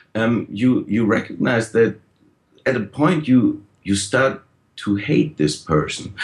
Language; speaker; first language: English; non-native, fluent; German